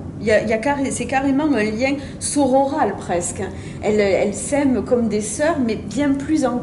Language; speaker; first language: French; native; French